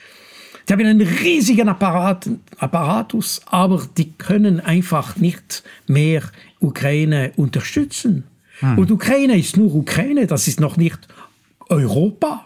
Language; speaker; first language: German; non-native, local second language; French